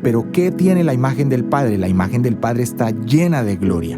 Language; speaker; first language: Spanish; native; Spanish